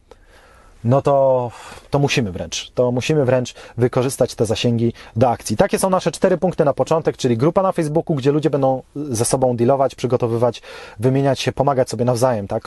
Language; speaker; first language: Polish; native; Polish